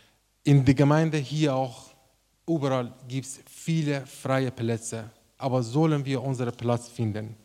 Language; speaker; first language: German; non-native, learner; Persian